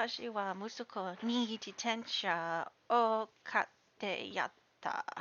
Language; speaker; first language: Japanese; non-native, learner; English